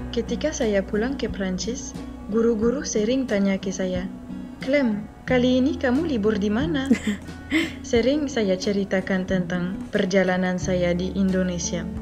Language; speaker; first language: Indonesian; non-native, fluent; French